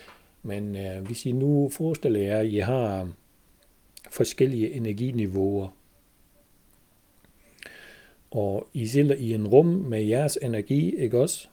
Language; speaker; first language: Danish; non-native, fluent; German